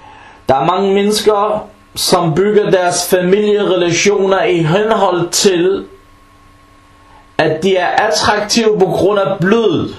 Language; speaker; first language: Danish; non-native, fluent; Arabic